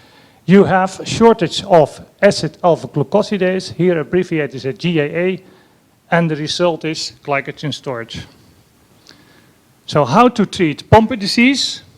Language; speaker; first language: English; non-native, fluent; Dutch